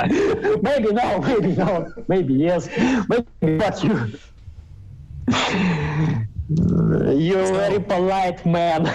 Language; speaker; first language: English; non-native, learner; Russian